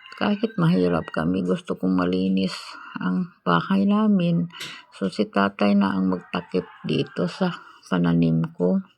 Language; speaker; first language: Filipino; non-native, local second language; Cebuano